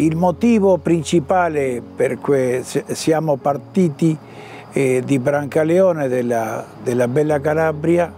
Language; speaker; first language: Italian; early bilingual, heritage; Italian